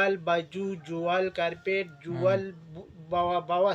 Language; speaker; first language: Indonesian; non-native, learner; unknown